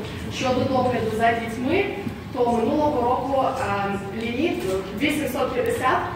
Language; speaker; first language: Ukrainian; native; Ukrainian